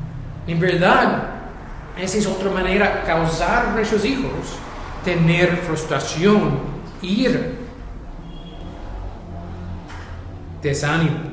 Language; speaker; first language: Spanish; non-native, fluent; English